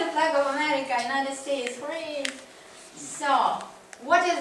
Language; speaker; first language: English; non-native, fluent; Russian